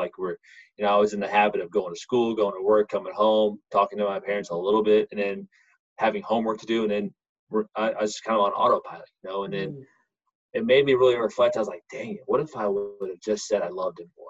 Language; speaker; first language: English; native; English